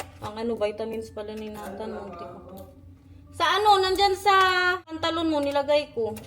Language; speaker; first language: Filipino; non-native, local second language; Cebuano